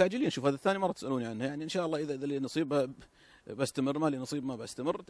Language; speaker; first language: Arabic; native; Arabic